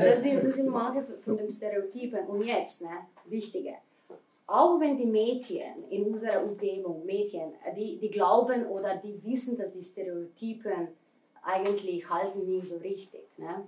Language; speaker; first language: German; non-native, fluent; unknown